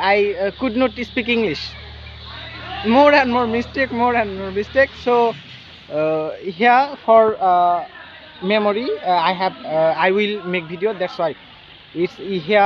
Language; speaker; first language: English; non-native, learner; Bangla